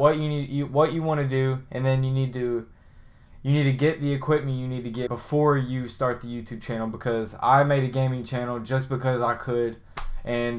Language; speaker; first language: English; native; English